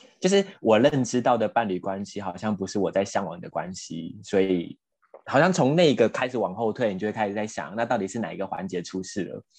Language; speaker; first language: Chinese; native; Chinese